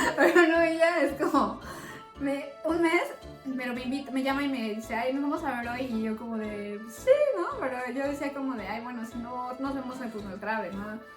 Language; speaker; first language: Spanish; native; Spanish